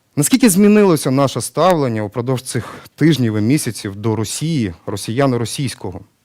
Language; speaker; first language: Ukrainian; native; Ukrainian